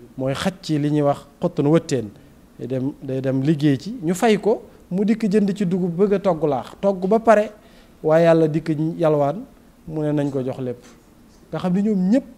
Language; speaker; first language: Wolof; native; Wolof